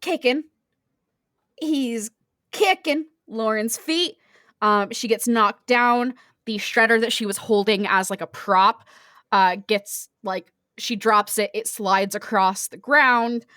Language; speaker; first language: English; native; English